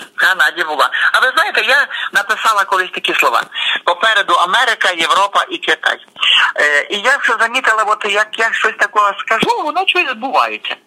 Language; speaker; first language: Ukrainian; native; Ukrainian